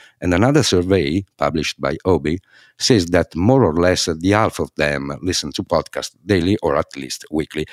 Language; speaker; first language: English; non-native, fluent; Italian